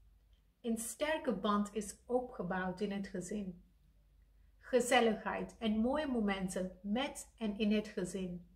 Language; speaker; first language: Dutch; non-native, fluent; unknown